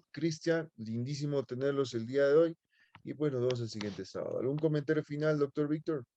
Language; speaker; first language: Spanish; native; Spanish